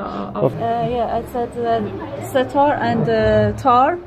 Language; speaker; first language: English; non-native, learner; Persian